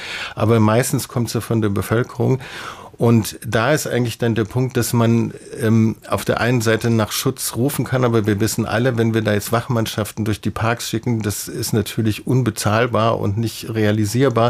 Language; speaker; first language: German; native; German